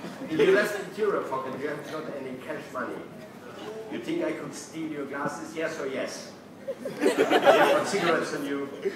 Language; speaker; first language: English; non-native, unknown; German